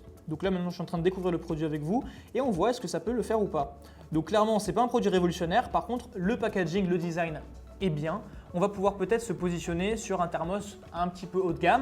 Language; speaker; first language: French; native; French